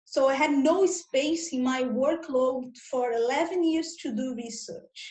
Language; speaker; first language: English; non-native, fluent; Portuguese